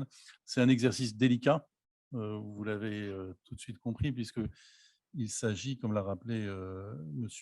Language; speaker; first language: French; native; French